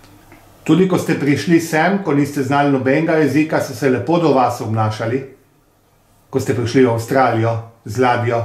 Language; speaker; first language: Slovenian; native; Slovenian